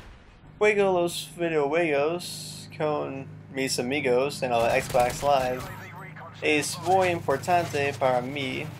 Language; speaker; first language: Spanish; non-native, learner; English